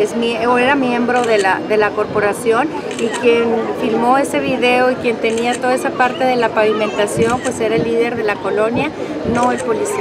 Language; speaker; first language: Spanish; native; Spanish